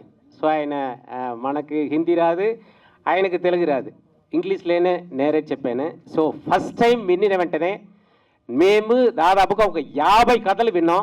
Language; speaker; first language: Telugu; native; Telugu